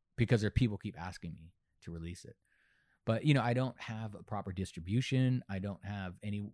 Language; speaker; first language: English; native; English